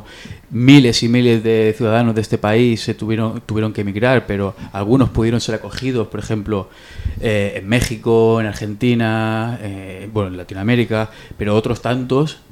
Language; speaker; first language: Spanish; native; Spanish